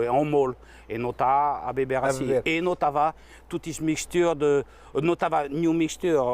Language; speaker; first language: Portuguese; non-native, learner; French